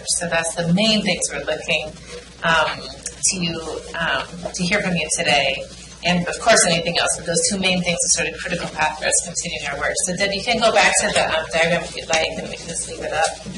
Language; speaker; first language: English; native; English